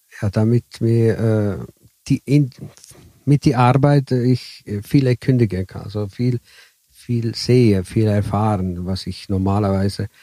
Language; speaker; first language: German; early bilingual, heritage; Italian